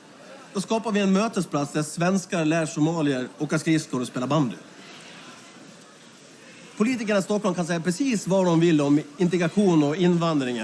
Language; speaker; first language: Swedish; native; Swedish